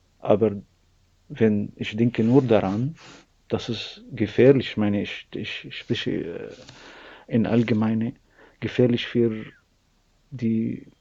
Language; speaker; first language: German; non-native, learner; Arabic